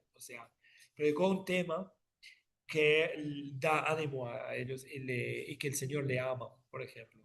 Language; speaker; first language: Spanish; non-native, fluent; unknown